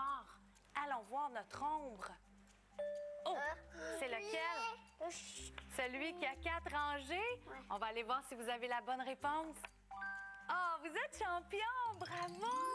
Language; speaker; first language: French; native; French